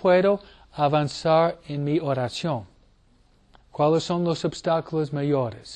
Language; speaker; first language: Spanish; non-native, fluent; English